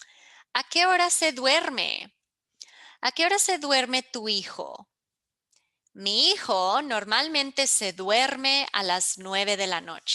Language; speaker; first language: Spanish; early bilingual, heritage; English